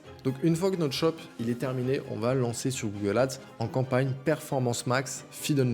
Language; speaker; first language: French; native; French